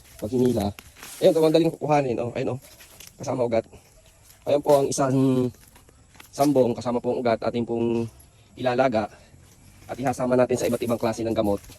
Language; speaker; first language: Filipino; native; Filipino